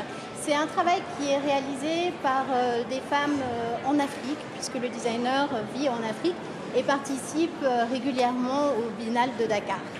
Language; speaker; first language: French; native; French